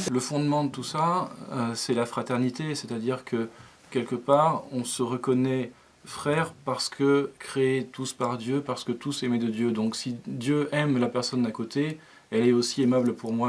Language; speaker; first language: French; native; French